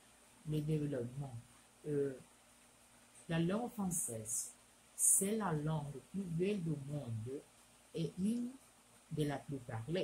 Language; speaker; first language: French; non-native, learner; Spanish